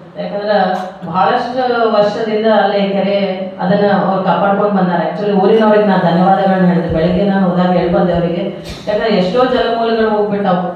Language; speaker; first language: Kannada; native; Kannada